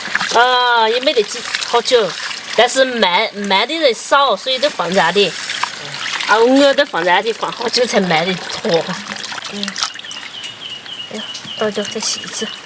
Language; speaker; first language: Chinese; native; Chinese